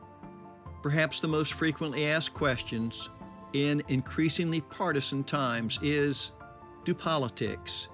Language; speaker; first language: English; native; English